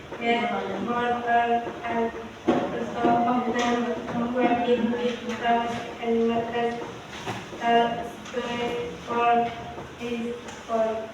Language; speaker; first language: English; non-native, learner; Indonesian